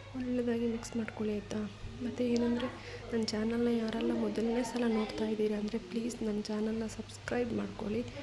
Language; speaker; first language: Kannada; non-native, local second language; Malayalam